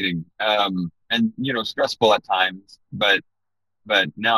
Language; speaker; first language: English; native; English